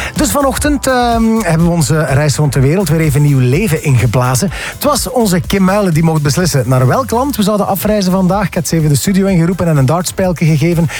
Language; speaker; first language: Dutch; native; Dutch